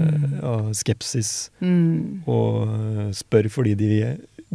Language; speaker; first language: Norwegian; native; Norwegian